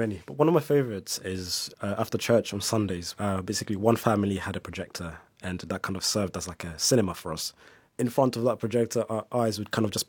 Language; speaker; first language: English; early bilingual, other home language; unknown